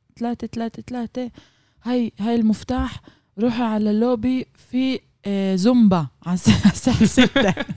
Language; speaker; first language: Arabic; non-native, fluent; Hebrew